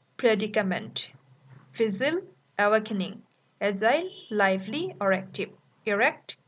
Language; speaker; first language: English; non-native, local second language; Bangla